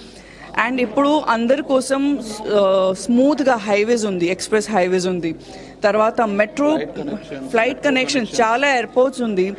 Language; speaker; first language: Telugu; non-native, learner; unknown